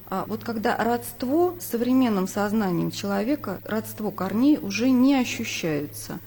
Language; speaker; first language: Russian; native; Russian